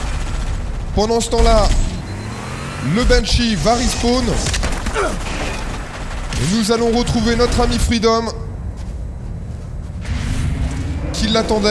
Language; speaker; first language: French; native; French